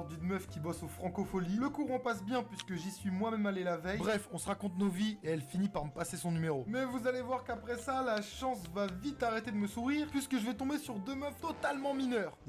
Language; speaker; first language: French; native; French